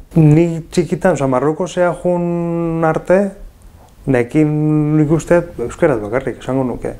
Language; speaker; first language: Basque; early bilingual, other home language; Arabic